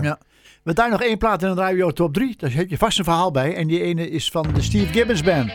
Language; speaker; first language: Dutch; native; Dutch